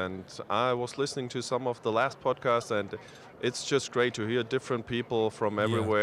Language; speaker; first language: English; non-native, fluent; German